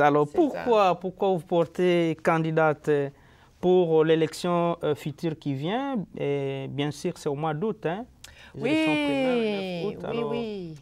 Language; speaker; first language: French; non-native, local second language; Lingala